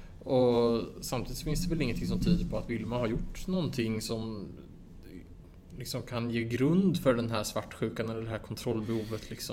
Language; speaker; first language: Swedish; native; Swedish